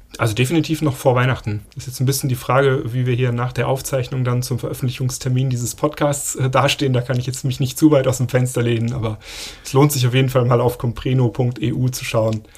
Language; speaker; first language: German; native; German